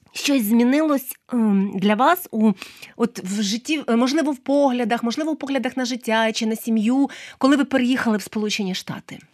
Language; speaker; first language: Ukrainian; native; Ukrainian